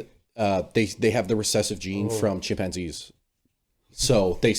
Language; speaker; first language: English; native; English